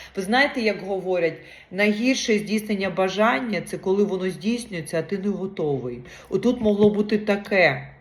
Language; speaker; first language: Ukrainian; non-native, local second language; Russian